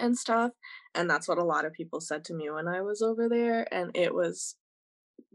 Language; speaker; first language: English; native; English